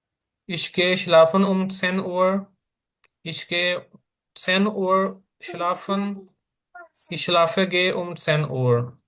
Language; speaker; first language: German; non-native, learner; Urdu